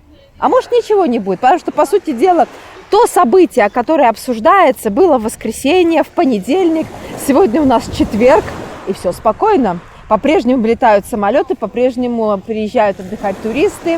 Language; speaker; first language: Russian; native; Russian